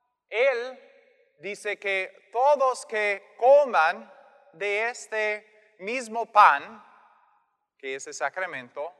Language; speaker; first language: Spanish; non-native, fluent; English